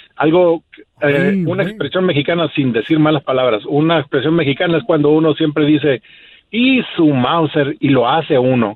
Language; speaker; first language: Spanish; native; Spanish